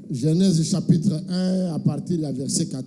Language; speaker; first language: French; non-native, local second language; Lingala